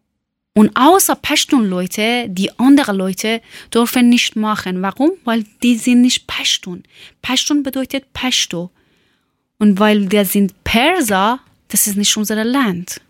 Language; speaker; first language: German; non-native, learner; Persian